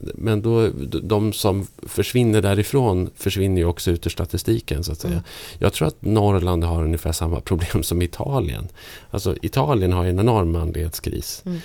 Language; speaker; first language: Swedish; native; Swedish